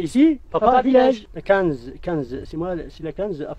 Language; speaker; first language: French; non-native, learner; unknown